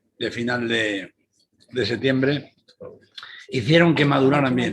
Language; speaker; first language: Spanish; native; Spanish